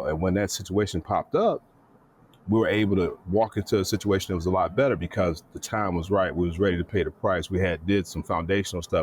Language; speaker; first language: English; native; English